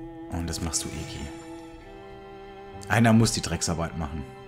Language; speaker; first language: German; native; German